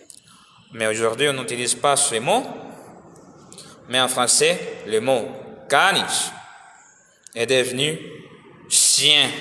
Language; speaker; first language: French; non-native, learner; Spanish